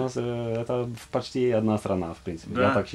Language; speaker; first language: Russian; non-native, fluent; Norwegian